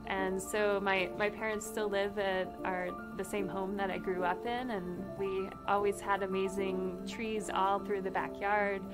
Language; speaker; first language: English; native; English